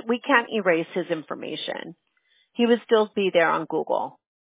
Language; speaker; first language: English; early bilingual, other home language; Spanish